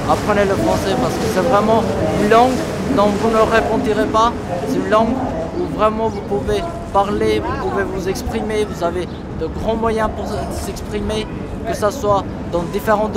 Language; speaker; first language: French; non-native, fluent; Albanian